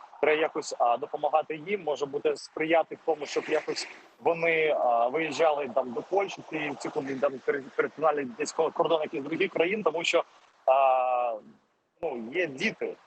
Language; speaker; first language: Ukrainian; non-native, fluent; Russian